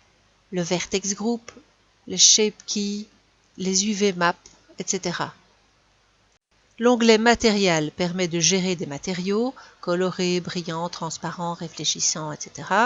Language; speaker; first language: French; native; French